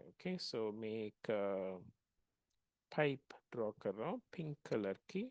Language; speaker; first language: Hindi; non-native, local second language; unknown